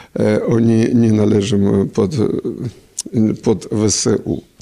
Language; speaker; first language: Polish; non-native, learner; Ukrainian